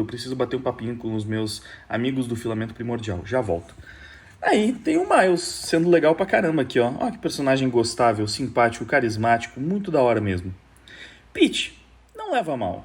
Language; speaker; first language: Portuguese; native; Portuguese